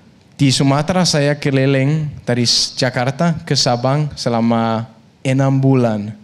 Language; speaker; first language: Indonesian; non-native, fluent; Danish